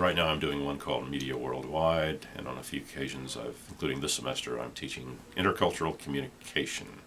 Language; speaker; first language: English; native; English